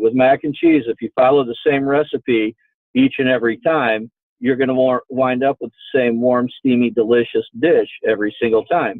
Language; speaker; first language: English; native; English